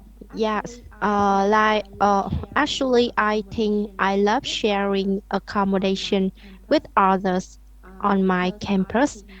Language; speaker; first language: English; non-native, learner; Vietnamese